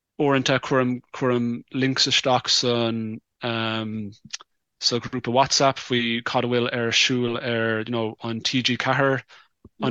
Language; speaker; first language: Irish; non-native, local second language; English